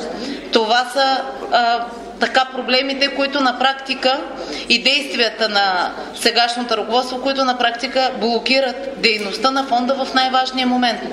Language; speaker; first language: Bulgarian; native; Bulgarian